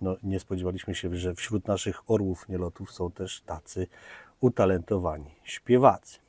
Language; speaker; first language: Polish; native; Polish